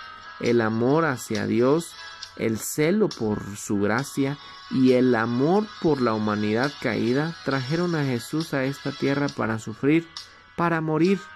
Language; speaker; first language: Spanish; native; Spanish